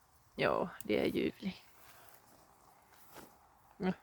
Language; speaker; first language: Swedish; non-native, local second language; Finnish